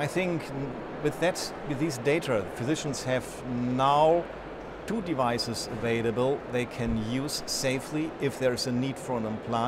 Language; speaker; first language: English; non-native, fluent; German